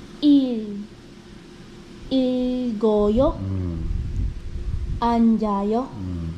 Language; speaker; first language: Korean; non-native, learner; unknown